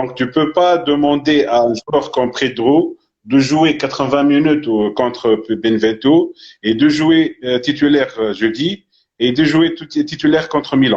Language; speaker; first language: French; non-native, fluent; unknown